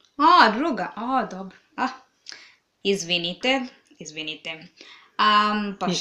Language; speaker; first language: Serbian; non-native, learner; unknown